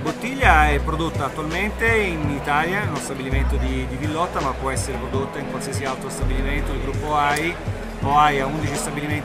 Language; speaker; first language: Italian; native; Italian